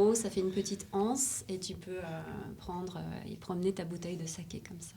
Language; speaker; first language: French; native; French